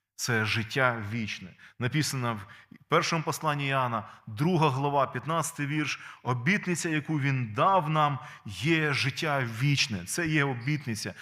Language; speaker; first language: Ukrainian; non-native, local second language; Russian